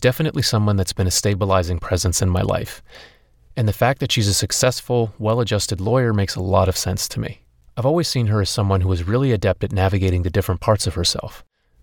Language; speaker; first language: English; native; English